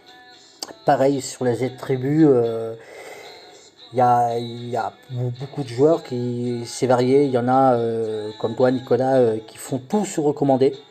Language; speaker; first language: French; native; French